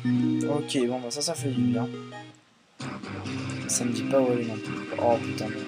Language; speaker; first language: French; native; French